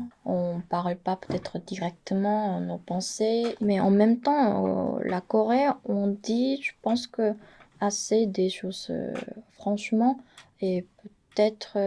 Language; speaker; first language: French; non-native, fluent; Korean